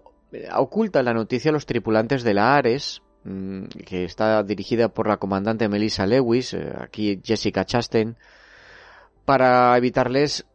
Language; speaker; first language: Spanish; native; Spanish